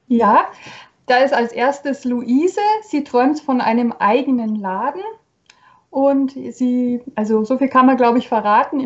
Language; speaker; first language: German; native; German